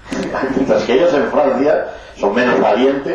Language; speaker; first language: Spanish; native; Spanish